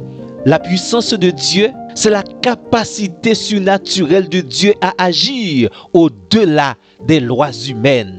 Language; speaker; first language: French; non-native, local second language; Haitian Creole